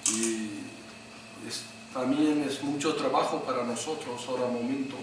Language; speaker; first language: Spanish; non-native, learner; Urdu